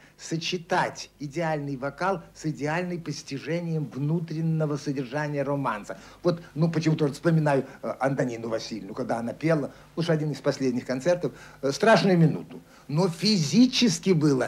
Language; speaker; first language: Russian; native; Russian